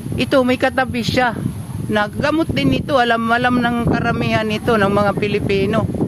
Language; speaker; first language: Filipino; non-native, local second language; Cebuano